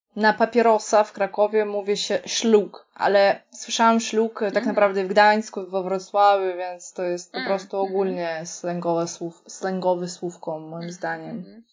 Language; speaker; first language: Polish; non-native, fluent; Russian